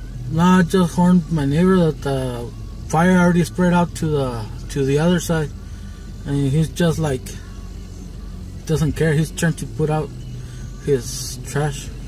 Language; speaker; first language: English; early bilingual, other home language; Spanish